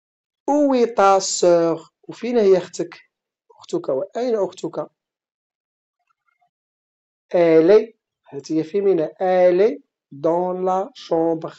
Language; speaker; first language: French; non-native, fluent; Arabic